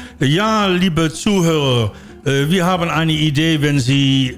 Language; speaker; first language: German; non-native, learner; Dutch